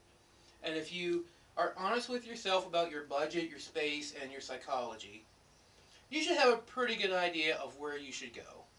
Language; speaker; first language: English; native; English